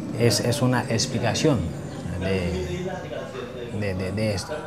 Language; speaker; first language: Spanish; non-native, fluent; Haitian Creole